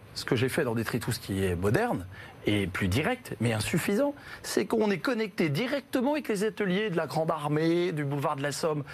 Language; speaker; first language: French; native; French